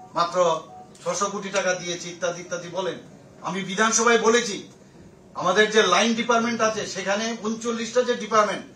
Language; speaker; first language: Bangla; native; Bangla